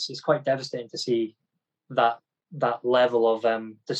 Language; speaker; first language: English; native; English